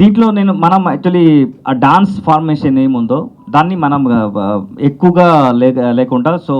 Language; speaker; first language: Telugu; non-native, learner; Kannada